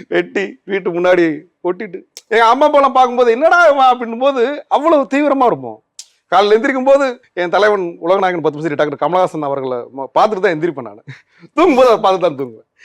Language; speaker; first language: Tamil; native; Tamil